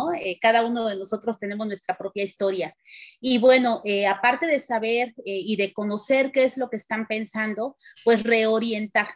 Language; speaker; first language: Spanish; native; Spanish